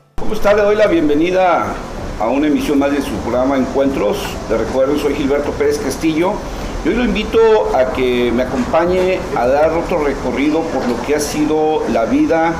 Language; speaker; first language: Spanish; native; Spanish